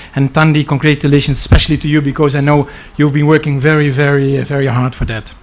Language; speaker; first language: English; non-native, fluent; Dutch